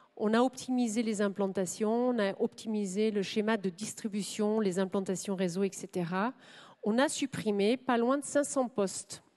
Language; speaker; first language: French; non-native, fluent; German